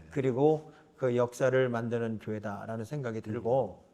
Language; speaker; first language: Korean; native; Korean